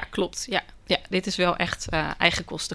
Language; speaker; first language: Dutch; native; Dutch